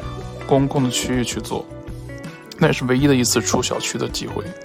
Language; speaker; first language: Chinese; native; Chinese